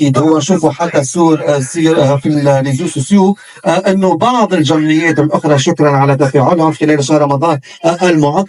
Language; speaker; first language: Arabic; native; Arabic